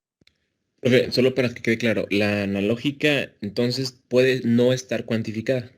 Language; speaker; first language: Spanish; native; Spanish